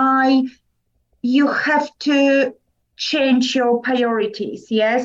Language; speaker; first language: English; non-native, learner; Polish